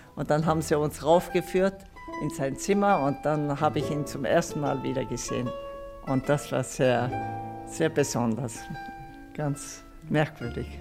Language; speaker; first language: German; non-native, fluent; Italian